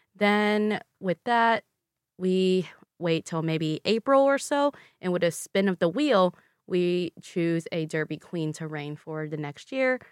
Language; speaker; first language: English; early bilingual, other home language; Vietnamese